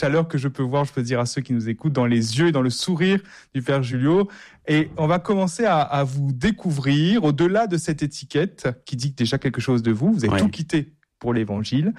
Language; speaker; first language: French; native; French